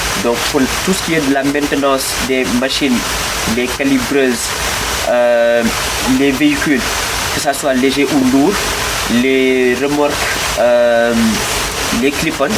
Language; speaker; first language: French; non-native, local second language; Wolof